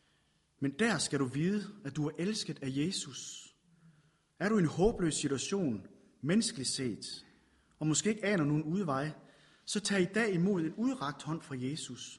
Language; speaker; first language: Danish; native; Danish